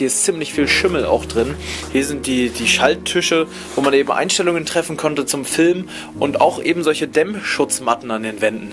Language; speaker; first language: German; native; German